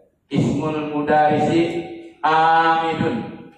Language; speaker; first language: Arabic; non-native, learner; Indonesian